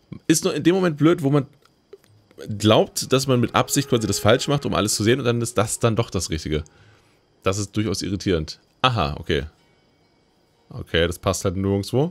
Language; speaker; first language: German; native; German